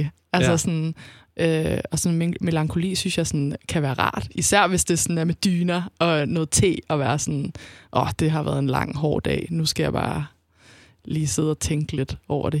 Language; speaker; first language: Danish; native; Danish